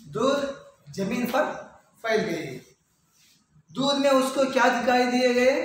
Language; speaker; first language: Hindi; non-native, local second language; Kannada